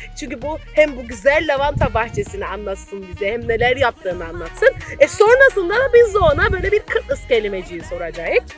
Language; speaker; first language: Turkish; native; Turkish